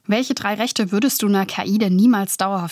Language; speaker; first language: German; native; German